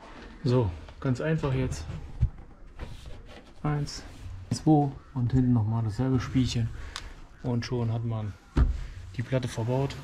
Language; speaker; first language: German; native; German